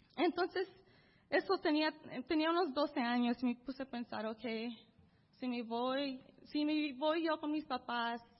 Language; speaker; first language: Spanish; early bilingual, heritage; Spanish